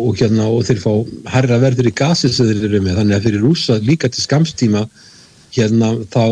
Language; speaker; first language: Icelandic; native; Icelandic